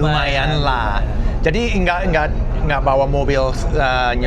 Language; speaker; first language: Indonesian; non-native, fluent; English